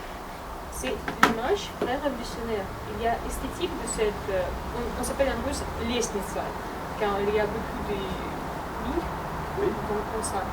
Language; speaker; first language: French; non-native, fluent; Russian